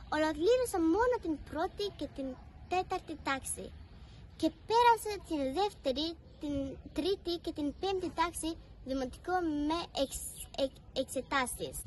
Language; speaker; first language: Greek; early bilingual, other home language; Persian